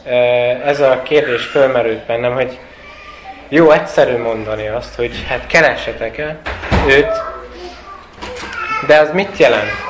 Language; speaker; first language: Hungarian; non-native, fluent; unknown